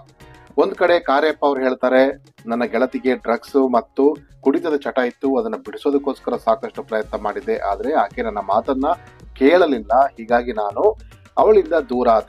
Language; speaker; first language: Kannada; native; Kannada